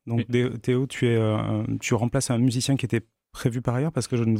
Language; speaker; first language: French; native; French